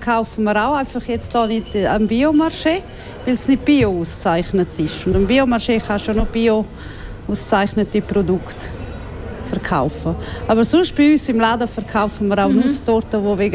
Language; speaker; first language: German; native; German